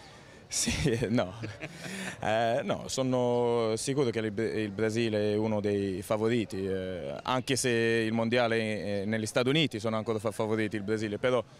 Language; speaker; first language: Italian; early bilingual, heritage; Italian